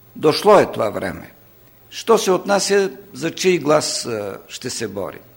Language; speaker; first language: Bulgarian; non-native, local second language; Turkish